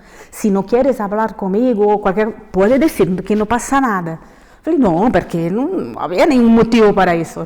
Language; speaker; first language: Spanish; non-native, fluent; Portuguese